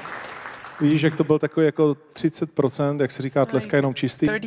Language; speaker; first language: Czech; native; Czech